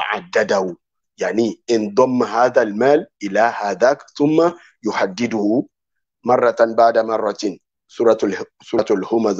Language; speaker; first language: Arabic; non-native, fluent; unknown